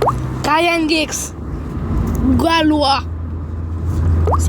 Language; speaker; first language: French; native; French